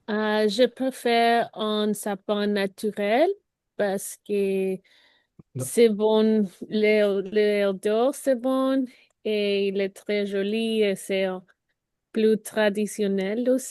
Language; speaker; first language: French; non-native, learner; Spanish